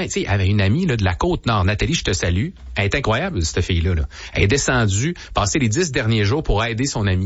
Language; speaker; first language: French; native; French